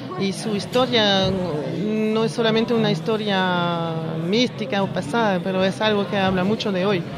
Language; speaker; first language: Spanish; early bilingual, heritage; French